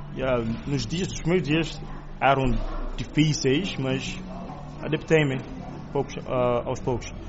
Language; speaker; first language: Portuguese; non-native, local second language; Kabuverdianu